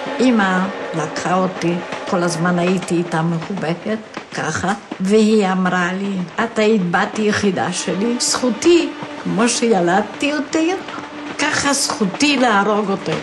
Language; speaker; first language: Hebrew; non-native, fluent; Polish